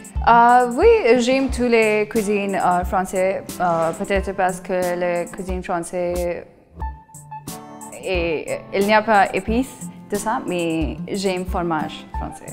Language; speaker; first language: French; non-native, learner; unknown